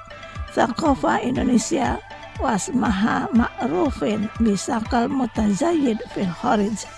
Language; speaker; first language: Arabic; non-native, fluent; Indonesian